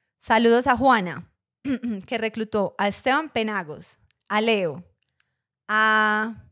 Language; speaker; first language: Spanish; native; Spanish